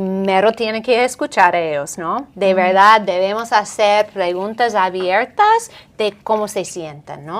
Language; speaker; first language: Spanish; non-native, fluent; English